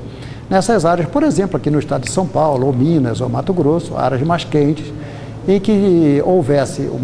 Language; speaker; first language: Portuguese; native; Portuguese